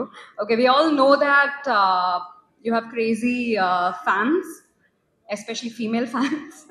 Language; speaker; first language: Telugu; non-native, learner; Malayalam